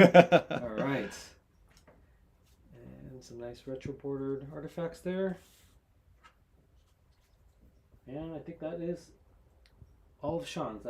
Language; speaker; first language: English; native; English